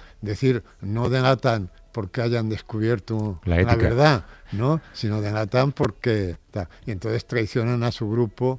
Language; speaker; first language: Spanish; native; Spanish